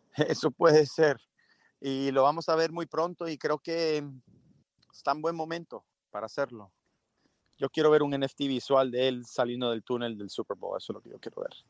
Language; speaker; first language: Spanish; early bilingual, heritage; Spanish